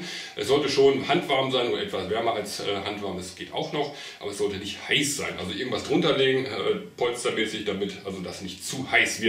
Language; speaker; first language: German; native; German